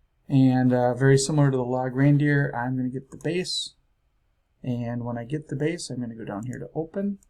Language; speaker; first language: English; native; English